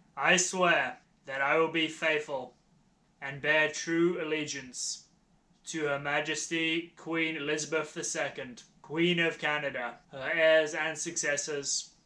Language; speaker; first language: English; native; English